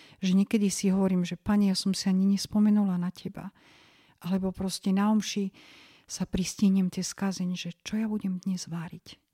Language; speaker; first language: Slovak; native; Slovak